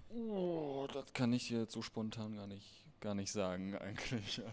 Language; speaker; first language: German; native; German